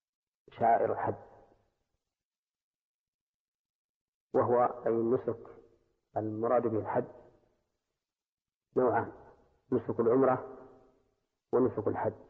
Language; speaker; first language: Arabic; native; Arabic